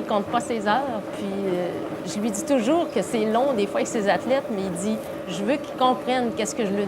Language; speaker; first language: French; native; French